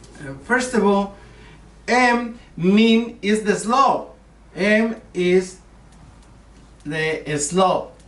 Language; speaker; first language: English; non-native, learner; Spanish